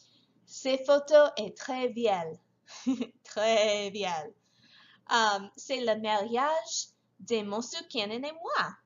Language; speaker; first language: French; non-native, fluent; English